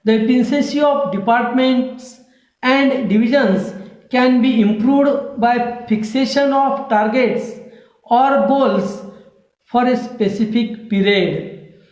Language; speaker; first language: English; non-native, local second language; Marathi